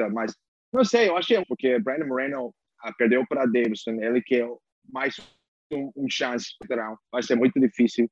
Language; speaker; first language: Portuguese; non-native, learner; English